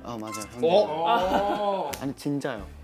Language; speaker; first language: Korean; non-native, learner; Chinese